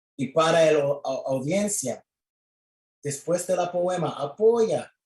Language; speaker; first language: Spanish; early bilingual, other home language; English